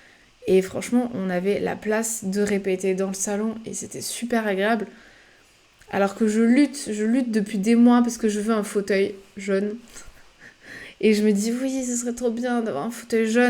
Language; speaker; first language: French; native; French